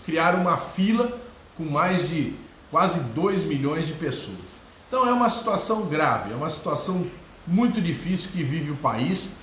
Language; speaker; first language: Portuguese; native; Portuguese